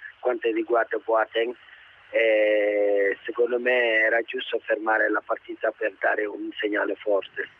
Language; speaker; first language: Italian; non-native, fluent; Wolof